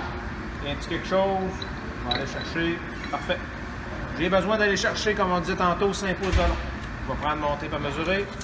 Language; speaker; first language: French; native; French